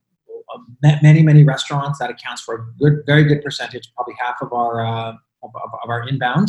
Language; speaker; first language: English; native; English